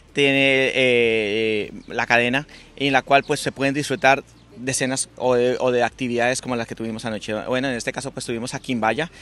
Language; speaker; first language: Spanish; native; Spanish